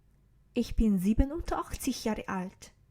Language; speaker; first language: German; non-native, learner; Korean